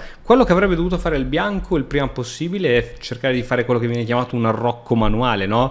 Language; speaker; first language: Italian; native; Italian